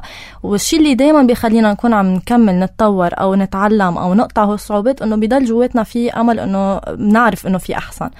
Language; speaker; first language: Arabic; native; Arabic